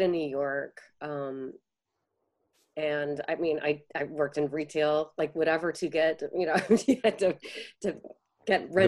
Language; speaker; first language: English; native; English